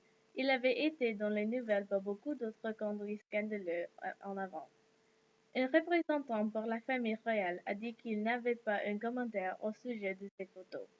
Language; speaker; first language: French; non-native, learner; English